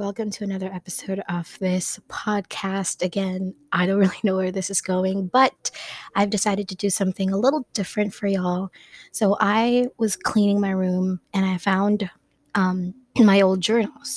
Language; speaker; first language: English; non-native, local second language; Filipino